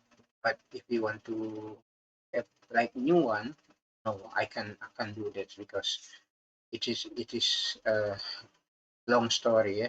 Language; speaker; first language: English; non-native, learner; Indonesian